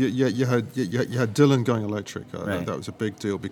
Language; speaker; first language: English; native; English